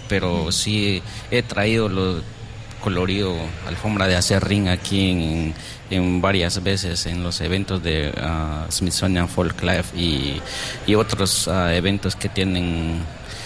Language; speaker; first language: Spanish; non-native, local second language; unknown